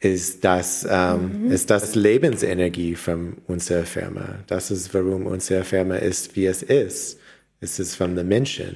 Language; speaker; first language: German; non-native, learner; English